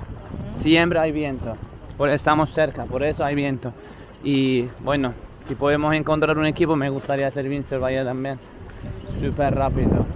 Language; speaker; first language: Spanish; non-native, learner; Turkish